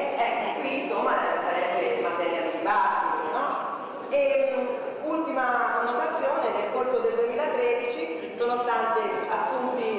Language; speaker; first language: Italian; native; Italian